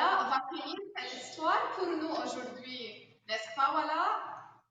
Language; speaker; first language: French; non-native, local second language; Arabic